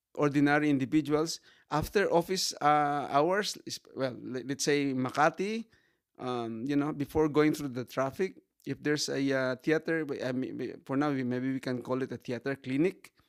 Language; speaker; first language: English; non-native, local second language; Hiligaynon